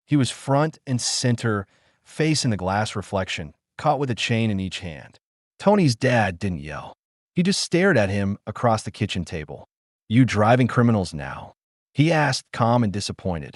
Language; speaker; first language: English; native; English